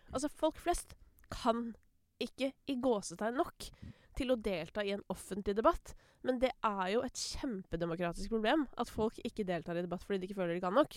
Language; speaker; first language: Norwegian; native; Norwegian